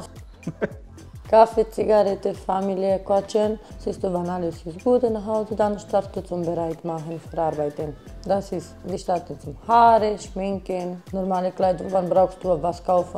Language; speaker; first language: German; non-native, learner; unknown